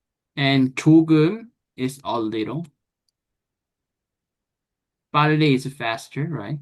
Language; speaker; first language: English; non-native, fluent; Korean